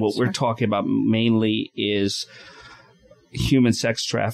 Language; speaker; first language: English; native; English